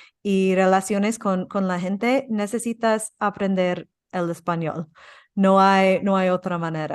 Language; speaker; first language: Spanish; non-native, fluent; English